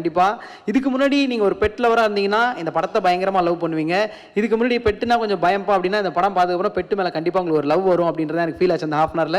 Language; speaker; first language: Tamil; native; Tamil